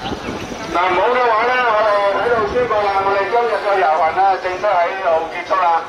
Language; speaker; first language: Chinese; native; Chinese